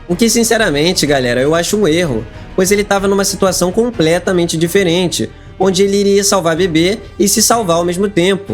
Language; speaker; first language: Portuguese; native; Portuguese